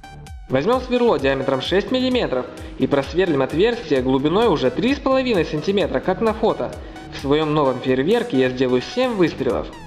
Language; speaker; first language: Russian; native; Russian